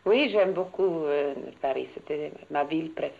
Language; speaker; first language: French; non-native, learner; Swedish